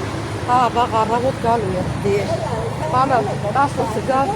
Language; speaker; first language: Greek; non-native, learner; Armenian